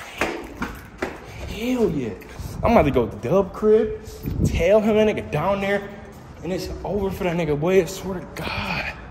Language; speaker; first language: English; native; English